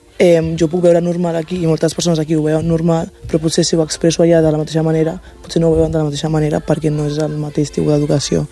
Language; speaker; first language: Catalan; early bilingual, other home language; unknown